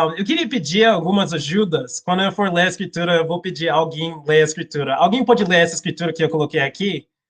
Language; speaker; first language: Portuguese; non-native, fluent; English